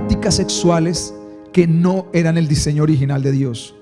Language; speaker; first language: Spanish; native; Spanish